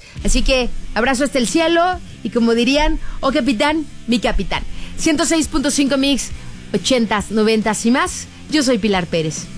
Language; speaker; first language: Spanish; native; Spanish